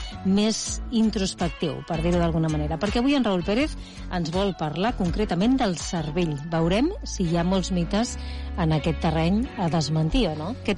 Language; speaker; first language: Catalan; native; Catalan